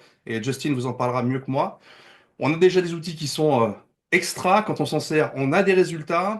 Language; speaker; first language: French; native; French